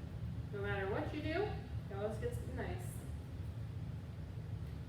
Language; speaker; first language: English; native; English